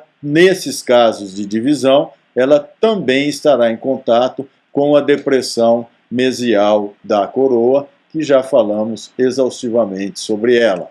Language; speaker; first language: Portuguese; native; Portuguese